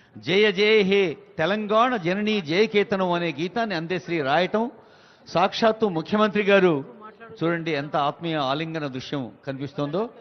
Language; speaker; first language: Telugu; native; Telugu